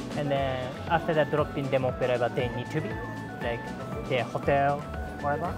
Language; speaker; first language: English; non-native, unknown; Japanese